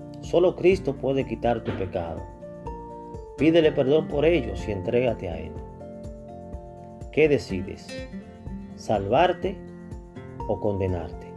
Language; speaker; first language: Spanish; native; Spanish